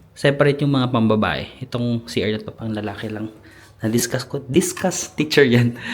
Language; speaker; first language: Filipino; native; Filipino